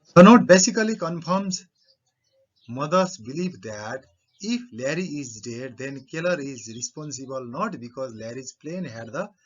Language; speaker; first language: English; non-native, local second language; Nepali